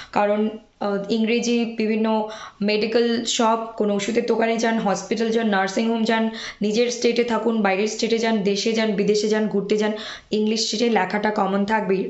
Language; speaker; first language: Bangla; native; Bangla